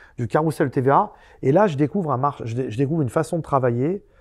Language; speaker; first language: French; native; French